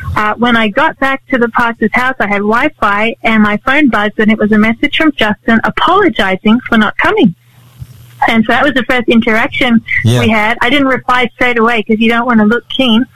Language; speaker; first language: English; native; English